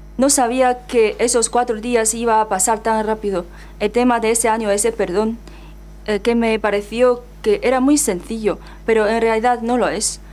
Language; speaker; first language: Spanish; non-native, fluent; Chinese